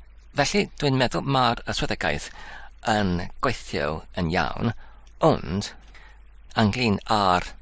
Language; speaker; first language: Welsh; non-native, learner; English